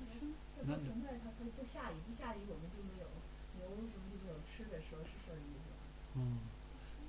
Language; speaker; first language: Chinese; native; Chinese